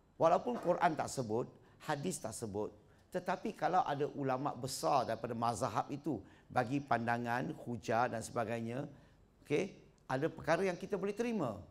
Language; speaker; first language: Malay; non-native, local second language; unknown